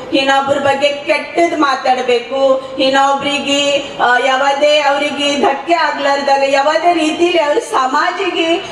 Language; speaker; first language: Kannada; non-native, local second language; Lambadi